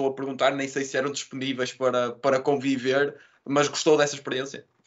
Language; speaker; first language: Portuguese; native; Portuguese